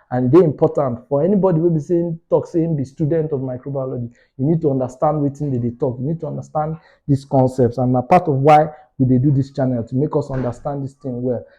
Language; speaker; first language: Nigerian Pidgin; non-native, local second language; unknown